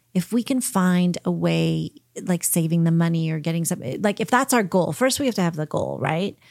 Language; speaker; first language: English; early bilingual, heritage; English